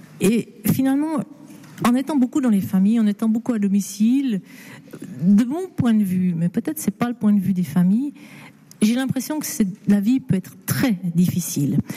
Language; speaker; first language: French; native; French